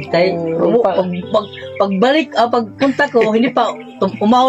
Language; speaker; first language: Filipino; non-native, local second language; Cebuano